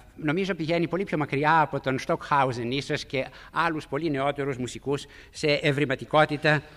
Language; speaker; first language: Greek; native; Greek